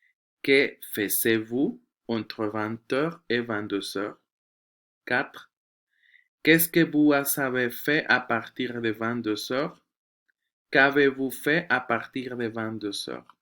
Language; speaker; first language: French; non-native, fluent; Spanish